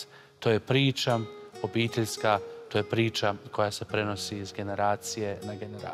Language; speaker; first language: Croatian; native; Croatian